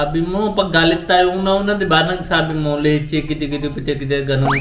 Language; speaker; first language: Filipino; non-native, learner; Hindi